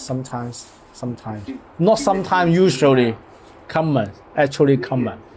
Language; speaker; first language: English; non-native, learner; Cantonese